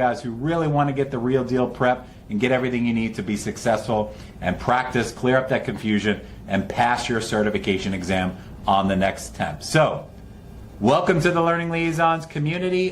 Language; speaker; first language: English; native; English